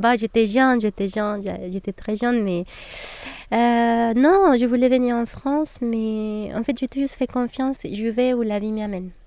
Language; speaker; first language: French; non-native, fluent; Spanish